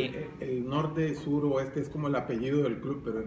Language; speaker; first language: Spanish; native; Spanish